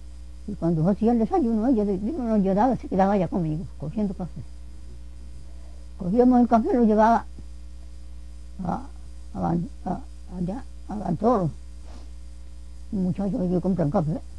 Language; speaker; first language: Spanish; native; Spanish